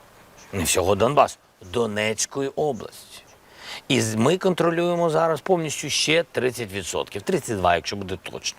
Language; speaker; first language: Ukrainian; non-native, local second language; Russian